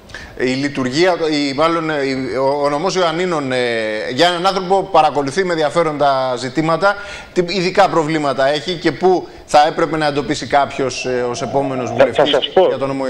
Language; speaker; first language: Greek; native; Greek